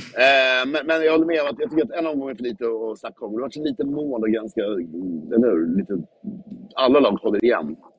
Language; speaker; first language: Swedish; native; Swedish